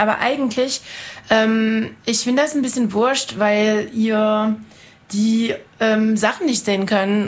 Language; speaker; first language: German; non-native, fluent; French